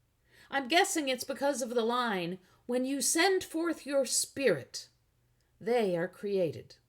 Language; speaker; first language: English; native; English